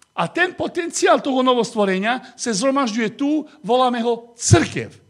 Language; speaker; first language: Slovak; non-native, local second language; Hungarian